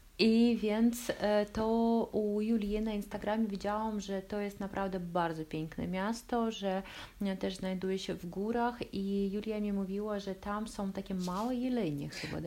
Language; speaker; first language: Polish; non-native, fluent; Russian